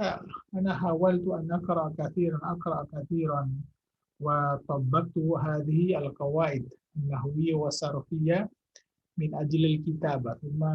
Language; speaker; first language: Arabic; non-native, fluent; Indonesian